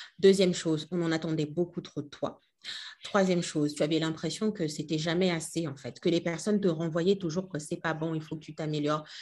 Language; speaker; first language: French; non-native, local second language; Lingala